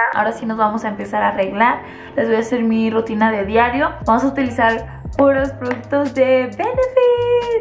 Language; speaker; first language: Spanish; native; Spanish